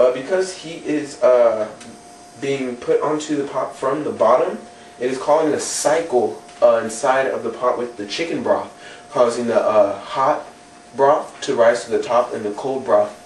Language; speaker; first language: English; native; English